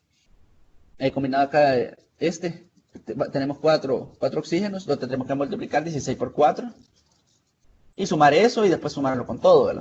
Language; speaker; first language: Spanish; native; Spanish